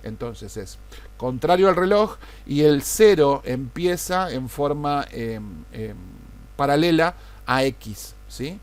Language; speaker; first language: Spanish; native; Spanish